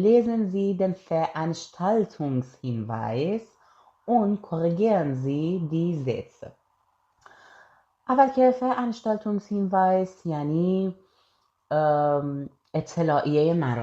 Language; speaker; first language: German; non-native, fluent; Persian